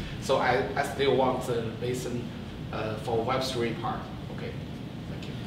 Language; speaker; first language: English; non-native, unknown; Chinese